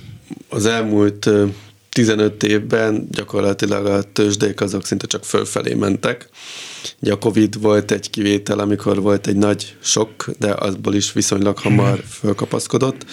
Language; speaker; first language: Hungarian; native; Hungarian